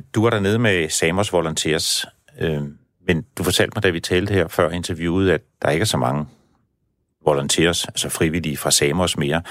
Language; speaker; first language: Danish; native; Danish